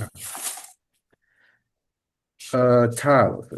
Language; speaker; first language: Chinese; non-native, learner; Indonesian